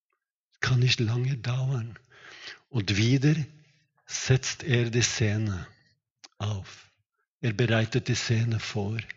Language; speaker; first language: German; non-native, fluent; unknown